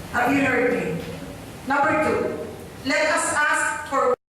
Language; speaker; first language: English; non-native, local second language; Filipino